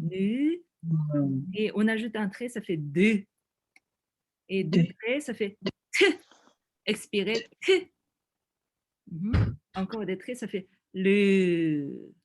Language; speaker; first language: French; non-native, fluent; Korean